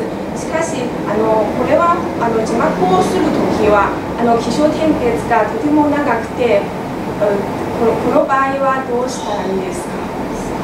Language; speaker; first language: Japanese; non-native, fluent; Chinese